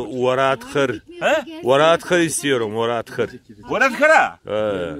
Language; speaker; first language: Turkish; non-native, learner; Abkhazian